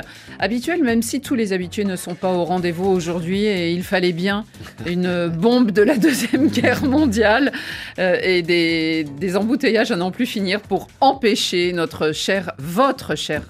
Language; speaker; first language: French; native; French